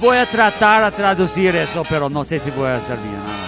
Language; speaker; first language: Spanish; non-native, learner; English